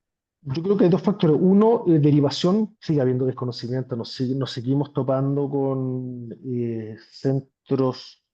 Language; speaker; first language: Spanish; native; Spanish